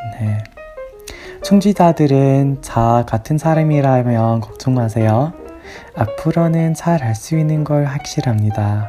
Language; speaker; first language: Korean; non-native, learner; English